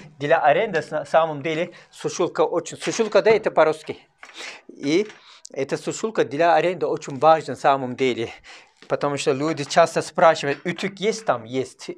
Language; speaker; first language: Russian; non-native, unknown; Turkish